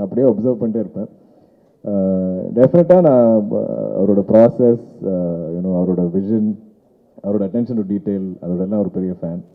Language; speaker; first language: Tamil; non-native, local second language; Malayalam